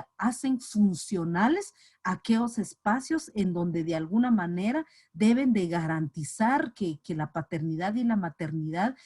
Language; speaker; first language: Spanish; native; Spanish